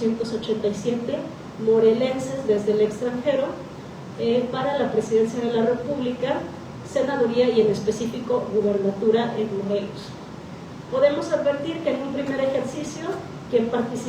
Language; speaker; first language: Spanish; native; Spanish